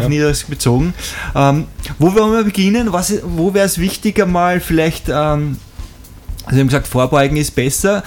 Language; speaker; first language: German; native; German